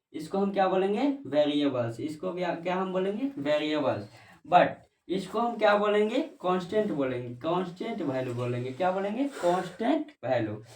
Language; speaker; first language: Hindi; native; Hindi